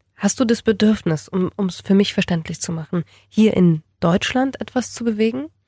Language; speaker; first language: German; native; German